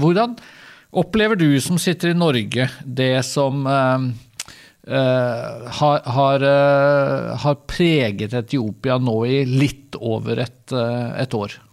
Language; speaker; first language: Norwegian; native; Norwegian